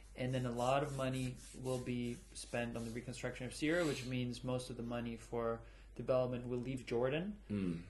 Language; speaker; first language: English; early bilingual, other home language; German